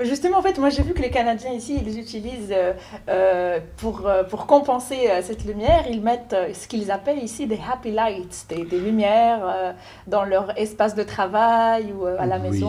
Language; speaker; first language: French; native; French